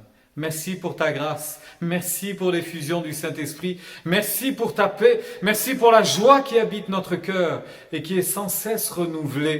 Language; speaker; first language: French; native; French